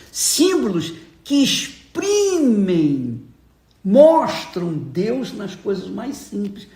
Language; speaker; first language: Portuguese; native; Portuguese